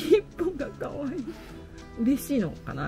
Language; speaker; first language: Japanese; native; Japanese